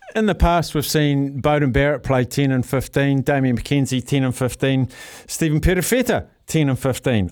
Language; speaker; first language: English; native; English